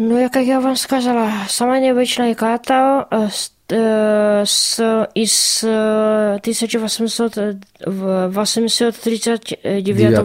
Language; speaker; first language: Russian; non-native, learner; Czech